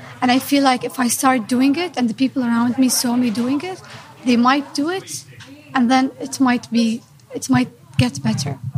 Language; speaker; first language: English; non-native, fluent; Arabic